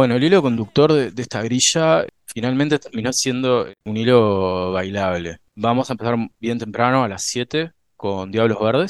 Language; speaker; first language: Spanish; native; Spanish